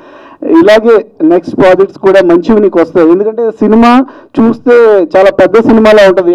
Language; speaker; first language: Telugu; native; Telugu